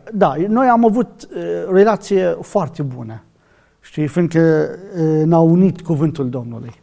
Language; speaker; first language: Romanian; non-native, learner; Arabic